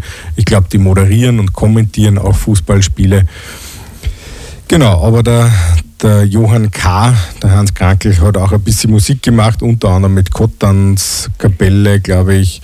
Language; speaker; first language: German; native; German